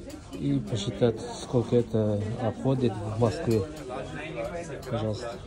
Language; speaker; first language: Russian; non-native, fluent; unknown